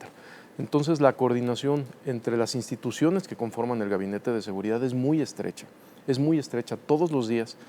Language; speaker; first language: Spanish; native; Spanish